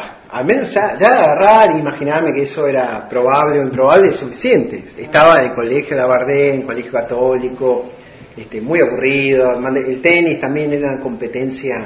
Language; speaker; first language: Spanish; native; Spanish